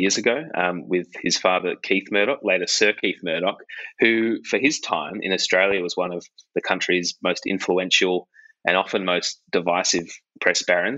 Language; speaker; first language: English; native; English